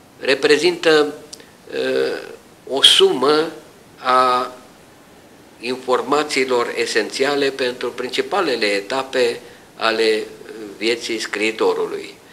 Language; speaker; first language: Romanian; native; Romanian